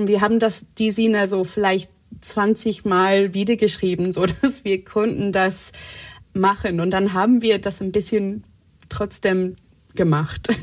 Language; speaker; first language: German; non-native, fluent; English